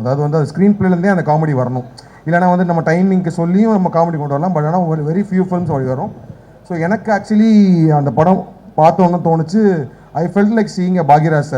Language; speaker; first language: Tamil; native; Tamil